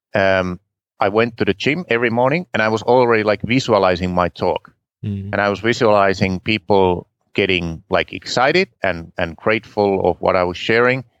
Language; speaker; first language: English; non-native, fluent; Finnish